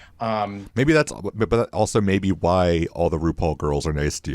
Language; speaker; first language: English; native; English